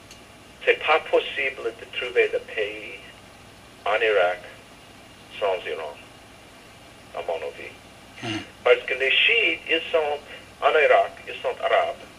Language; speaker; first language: French; non-native, fluent; English